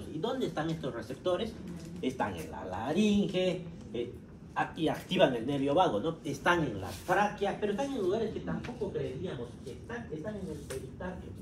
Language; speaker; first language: Spanish; native; Spanish